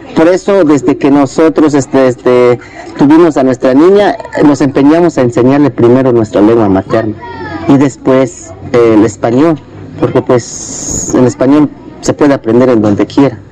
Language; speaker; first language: Spanish; non-native, local second language; Tzeltal